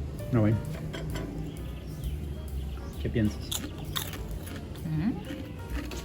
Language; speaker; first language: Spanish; non-native, learner; Russian